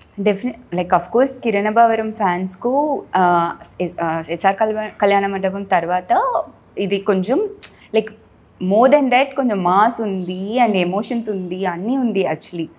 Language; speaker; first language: Telugu; non-native, learner; Tamil